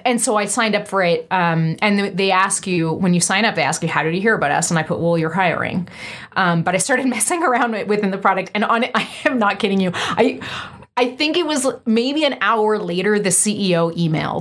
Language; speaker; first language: English; native; English